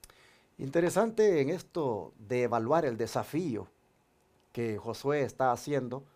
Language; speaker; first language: Spanish; native; Spanish